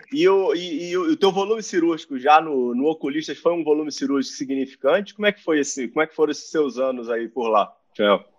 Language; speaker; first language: Portuguese; native; Portuguese